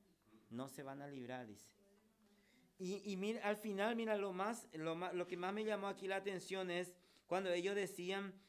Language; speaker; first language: Spanish; native; Spanish